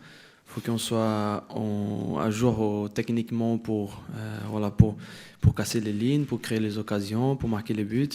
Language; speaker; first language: French; non-native, fluent; Portuguese